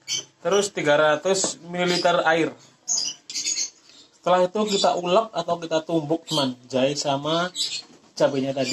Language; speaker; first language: Indonesian; native; Indonesian